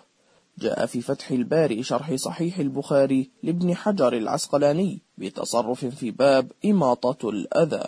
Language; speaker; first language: Arabic; native; Arabic